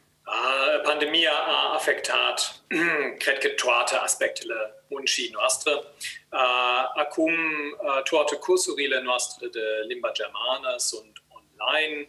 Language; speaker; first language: Romanian; non-native, learner; German